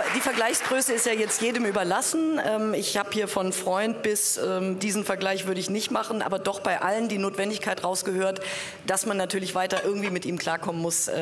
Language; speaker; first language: German; native; German